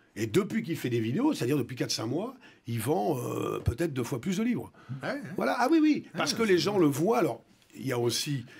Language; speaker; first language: French; native; French